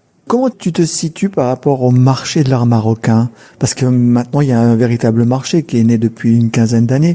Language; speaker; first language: French; native; French